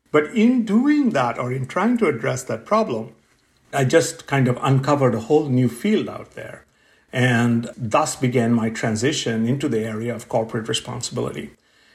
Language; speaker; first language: English; non-native, local second language; Bangla